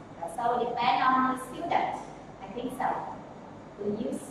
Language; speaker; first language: English; non-native, learner; Vietnamese